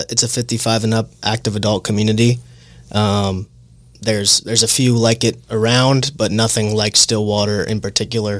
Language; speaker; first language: English; native; English